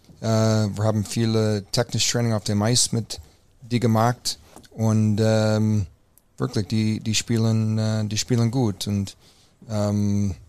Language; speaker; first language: German; non-native, fluent; English